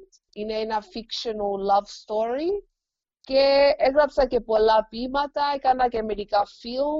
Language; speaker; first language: Greek; early bilingual, heritage; English